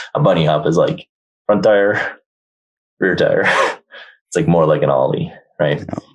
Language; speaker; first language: English; native; English